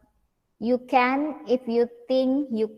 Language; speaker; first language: English; non-native, fluent; Indonesian